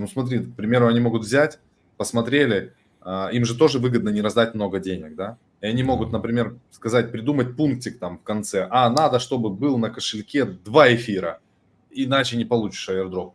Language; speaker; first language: Russian; native; Russian